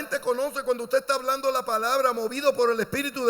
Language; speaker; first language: Spanish; native; Spanish